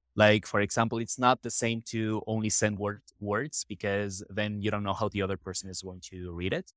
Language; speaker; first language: English; non-native, fluent; Spanish